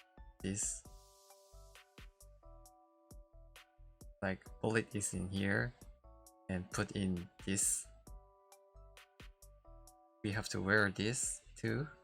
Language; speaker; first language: English; non-native, learner; Korean